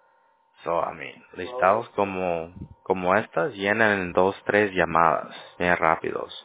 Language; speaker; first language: Spanish; non-native, learner; English